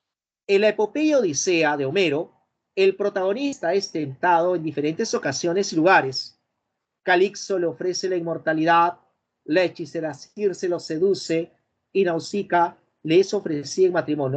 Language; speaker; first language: Spanish; native; Spanish